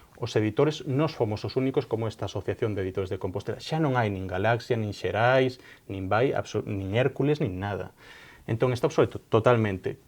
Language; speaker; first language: Galician; native; Galician